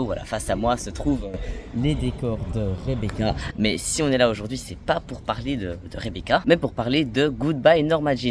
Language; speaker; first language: French; native; French